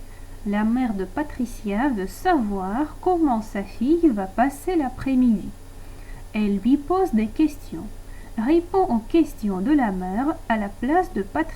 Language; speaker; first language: French; non-native, fluent; Russian